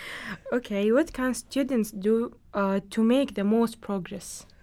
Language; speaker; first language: English; non-native, learner; Arabic